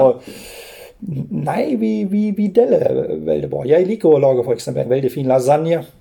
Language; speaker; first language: Norwegian; non-native, fluent; German